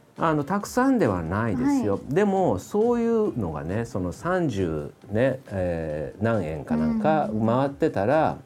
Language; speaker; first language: Japanese; native; Japanese